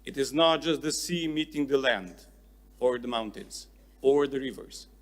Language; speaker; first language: English; non-native, fluent; Slovenian